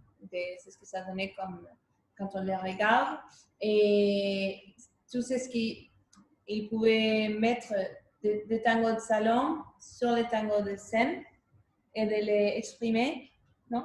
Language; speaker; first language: French; non-native, fluent; Spanish